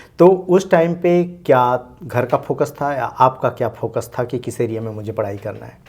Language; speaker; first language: Hindi; native; Hindi